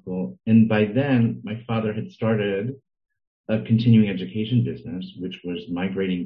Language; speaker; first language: English; native; English